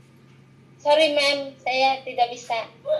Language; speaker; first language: Indonesian; non-native, local second language; Javanese